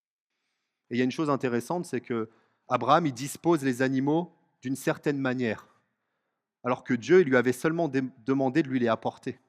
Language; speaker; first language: French; native; French